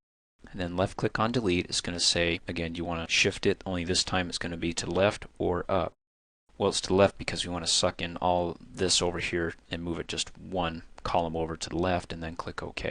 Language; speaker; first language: English; native; English